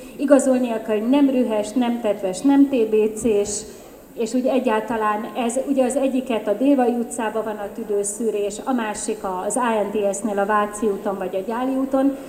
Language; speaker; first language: Hungarian; native; Hungarian